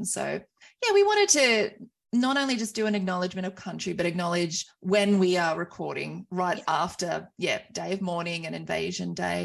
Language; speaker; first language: English; native; English